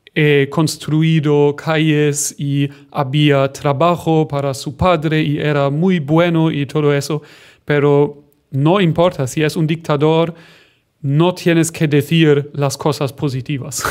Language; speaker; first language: Spanish; non-native, fluent; German